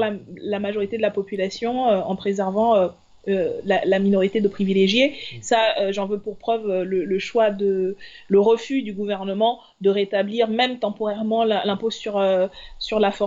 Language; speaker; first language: French; native; French